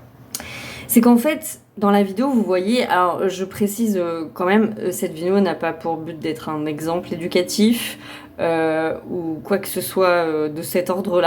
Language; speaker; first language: French; native; French